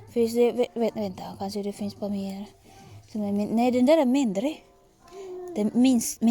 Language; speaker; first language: Swedish; non-native, learner; Filipino